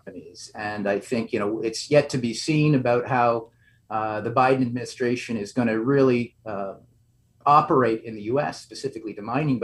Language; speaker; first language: English; native; English